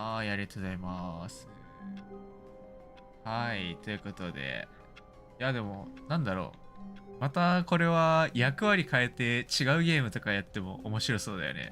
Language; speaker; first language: Japanese; native; Japanese